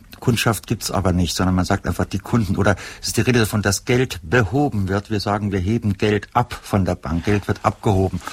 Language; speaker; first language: German; native; German